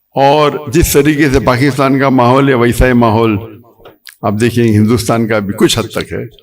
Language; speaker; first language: Urdu; non-native, local second language; Konkani